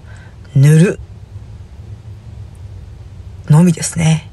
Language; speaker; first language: Japanese; native; Japanese